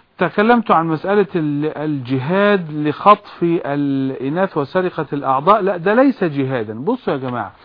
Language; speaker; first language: Arabic; native; Arabic